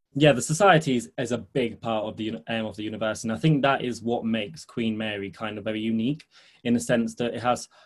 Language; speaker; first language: English; early bilingual, heritage; English